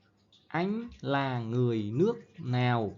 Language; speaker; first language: Vietnamese; non-native, fluent; Khmer